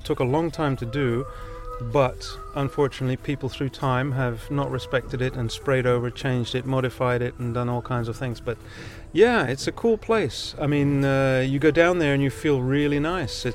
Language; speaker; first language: English; non-native, fluent; Catalan